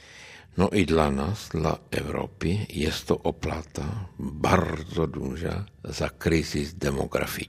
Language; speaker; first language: Polish; non-native, learner; Czech